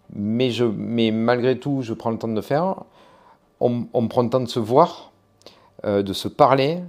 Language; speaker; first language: French; native; French